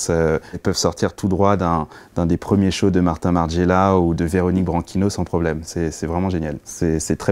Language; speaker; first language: French; native; French